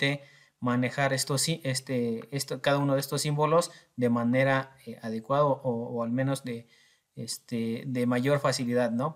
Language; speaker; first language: Spanish; native; Spanish